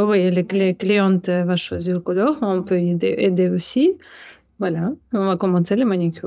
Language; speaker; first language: French; non-native, learner; Russian